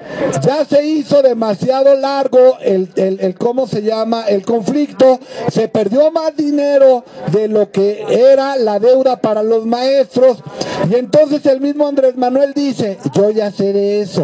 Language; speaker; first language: Spanish; native; Spanish